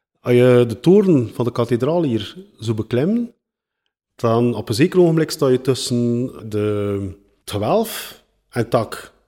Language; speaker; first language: Dutch; native; Dutch